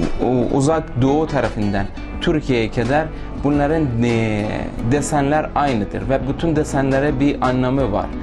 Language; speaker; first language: Turkish; non-native, local second language; Persian